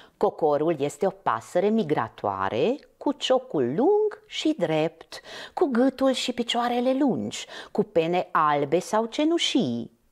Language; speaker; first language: Romanian; non-native, local second language; Hungarian